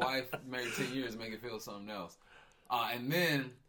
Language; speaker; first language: English; native; English